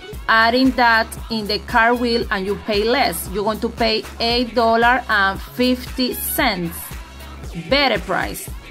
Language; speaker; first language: English; non-native, learner; Spanish